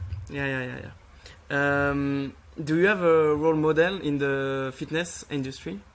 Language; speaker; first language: English; non-native, learner; French